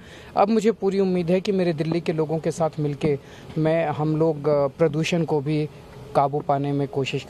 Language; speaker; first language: Hindi; native; Hindi